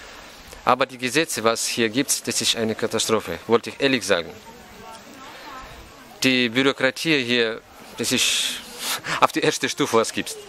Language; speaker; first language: German; non-native, fluent; Russian